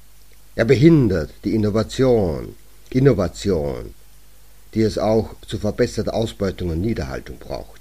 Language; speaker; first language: German; native; German